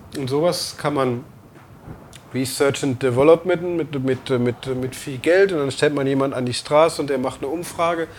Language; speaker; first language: German; native; German